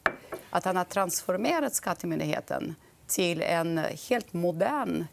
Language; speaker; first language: Swedish; non-native, fluent; Russian